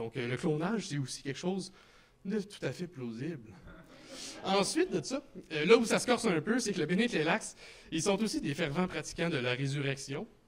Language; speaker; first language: French; native; French